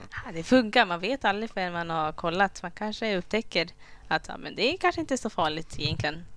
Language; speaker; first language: Swedish; early bilingual, other home language; Kinyarwanda